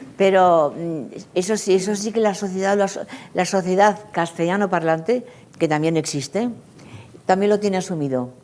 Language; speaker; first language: Spanish; native; Spanish